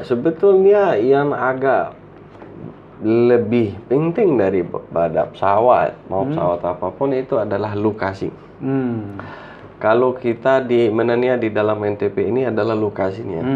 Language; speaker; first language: Indonesian; non-native, fluent; Arabic